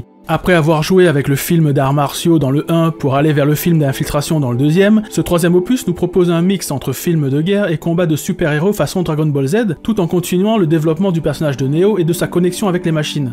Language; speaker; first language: French; native; French